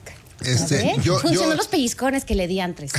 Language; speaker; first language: Spanish; native; Spanish